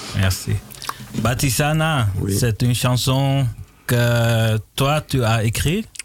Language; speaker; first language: French; non-native, learner; Dutch